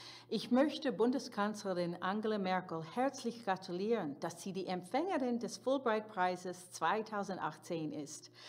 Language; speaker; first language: German; non-native, fluent; English